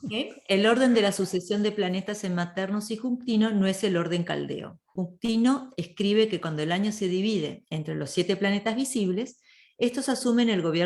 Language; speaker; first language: Spanish; native; Spanish